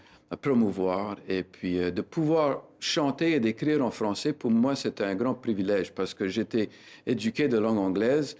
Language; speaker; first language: French; native; French